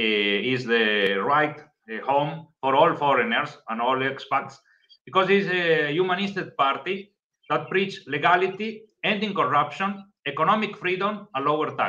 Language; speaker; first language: English; non-native, learner; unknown